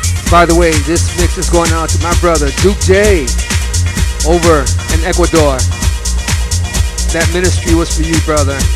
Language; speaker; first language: English; early bilingual, other home language; Spanish